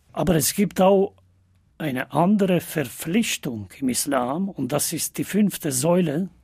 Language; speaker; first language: German; non-native, fluent; Albanian